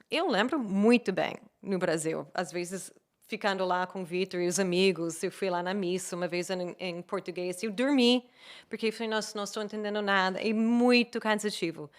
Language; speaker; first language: Portuguese; non-native, fluent; English